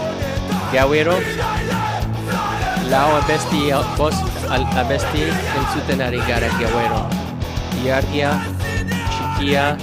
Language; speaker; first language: Basque; non-native, learner; English